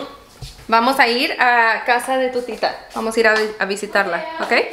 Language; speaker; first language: Spanish; early bilingual, heritage; Spanish